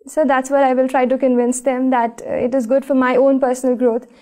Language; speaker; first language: English; non-native, local second language; Marathi